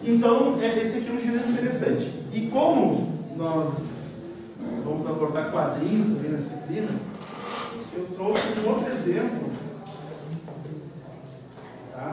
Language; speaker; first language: Portuguese; native; Portuguese